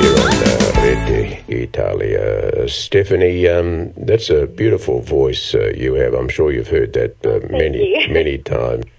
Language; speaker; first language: English; early bilingual, other home language; Italian